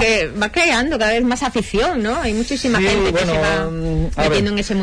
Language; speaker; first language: Spanish; native; Spanish